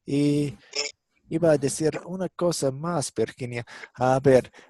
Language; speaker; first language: Spanish; non-native, fluent; English